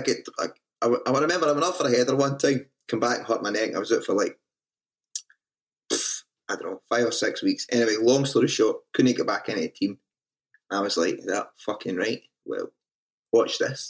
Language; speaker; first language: English; native; English